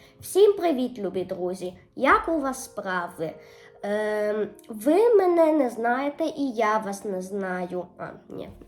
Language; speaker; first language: Ukrainian; early bilingual, heritage; Ukrainian